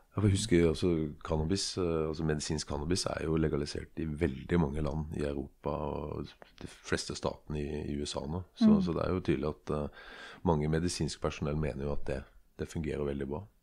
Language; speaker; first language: Norwegian; native; Norwegian